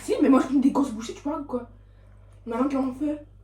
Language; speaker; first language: French; native; French